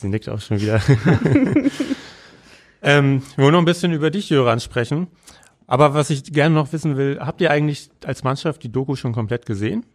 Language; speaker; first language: German; native; German